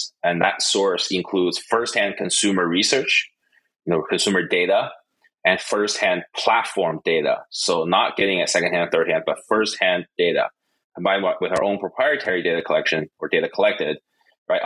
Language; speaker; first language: English; non-native, fluent; Chinese